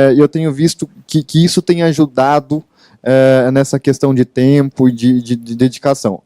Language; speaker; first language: Portuguese; native; Portuguese